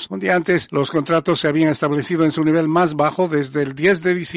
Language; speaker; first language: Spanish; native; Spanish